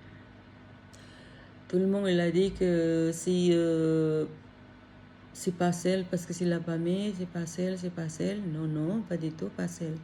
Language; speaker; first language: French; non-native, learner; Filipino